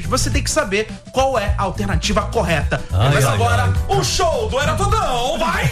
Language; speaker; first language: Portuguese; native; Portuguese